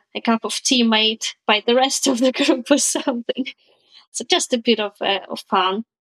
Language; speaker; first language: English; non-native, fluent; Ukrainian